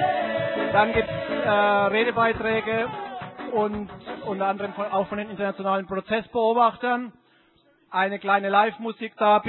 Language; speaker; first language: German; native; German